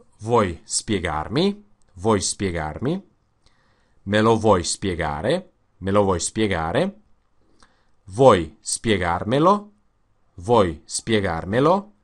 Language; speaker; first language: Italian; non-native, learner; Russian